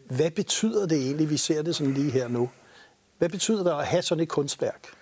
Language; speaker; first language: Danish; native; Danish